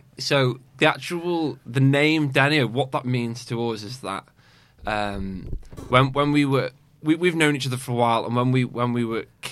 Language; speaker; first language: English; native; English